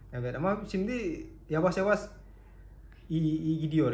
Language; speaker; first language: Turkish; non-native, learner; Indonesian